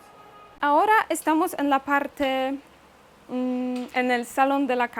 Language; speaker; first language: Spanish; non-native, fluent; Polish